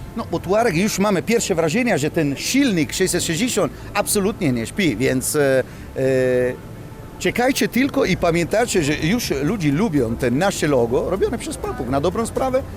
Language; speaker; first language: Polish; non-native, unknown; Italian